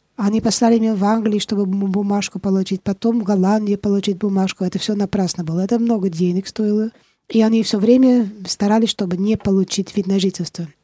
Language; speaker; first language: Russian; non-native, fluent; Dutch